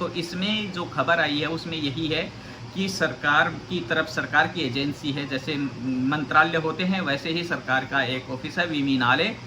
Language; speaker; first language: Hindi; native; Hindi